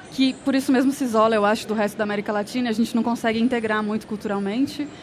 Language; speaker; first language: Spanish; non-native, learner; Portuguese